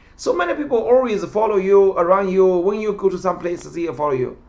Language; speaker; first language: English; non-native, learner; Chinese